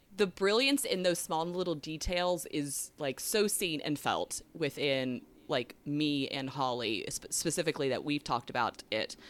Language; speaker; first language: English; native; English